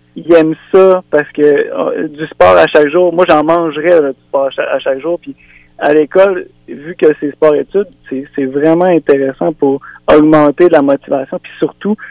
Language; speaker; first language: French; native; French